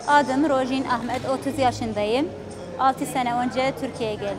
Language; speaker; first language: Turkish; non-native, learner; Arabic